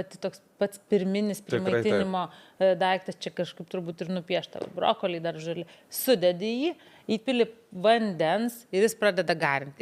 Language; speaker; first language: Lithuanian; native; Lithuanian